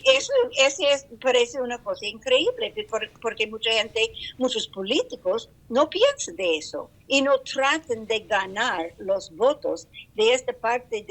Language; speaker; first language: Spanish; non-native, learner; English